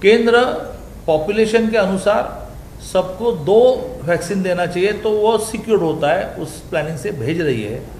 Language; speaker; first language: Hindi; non-native, local second language; Marathi